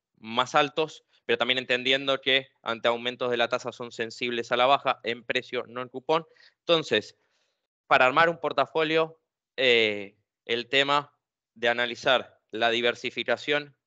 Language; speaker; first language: Spanish; native; Spanish